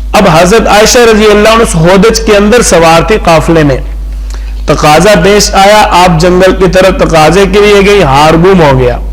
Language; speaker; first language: Urdu; non-native, local second language; Punjabi